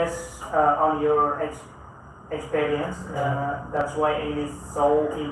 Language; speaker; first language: English; non-native, learner; Indonesian